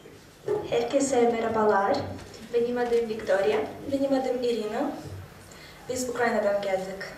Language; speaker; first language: Turkish; non-native, learner; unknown